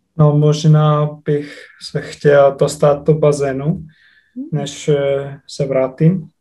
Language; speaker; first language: Czech; non-native, learner; Estonian